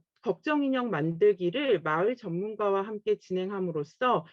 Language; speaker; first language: Korean; native; Korean